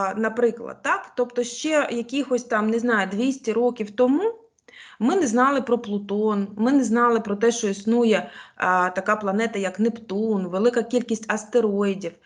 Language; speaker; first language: Ukrainian; non-native, local second language; Russian